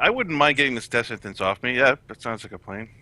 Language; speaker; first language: English; native; English